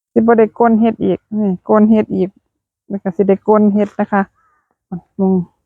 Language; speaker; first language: Thai; native; Thai